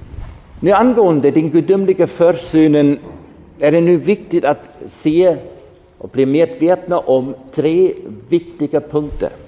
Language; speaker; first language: Swedish; non-native, fluent; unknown